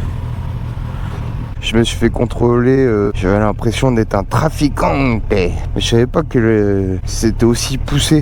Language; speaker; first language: French; native; French